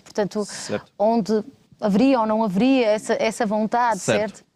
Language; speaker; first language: Portuguese; native; Portuguese